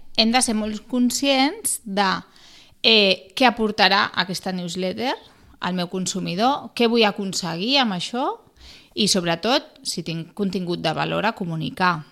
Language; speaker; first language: Catalan; non-native, local second language; Spanish